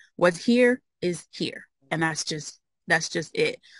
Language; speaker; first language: English; native; English